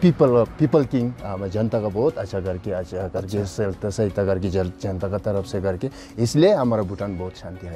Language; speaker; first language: Hindi; non-native, learner; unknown